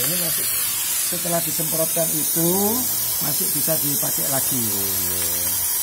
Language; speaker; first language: Indonesian; non-native, local second language; Javanese